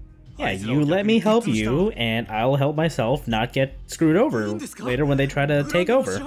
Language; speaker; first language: English; native; English